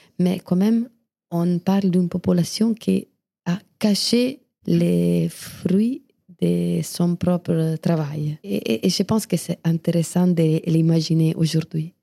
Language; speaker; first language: French; non-native, fluent; Italian